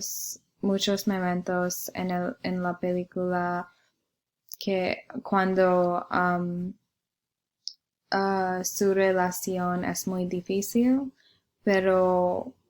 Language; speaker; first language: Spanish; non-native, learner; English